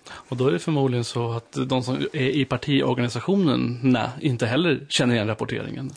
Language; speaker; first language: Swedish; native; Swedish